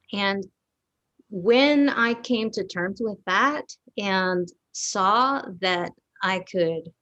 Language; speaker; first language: English; native; English